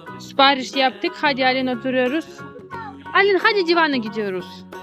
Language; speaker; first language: Turkish; non-native, learner; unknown